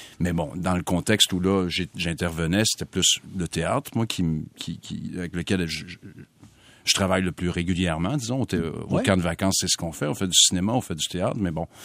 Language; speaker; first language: French; native; French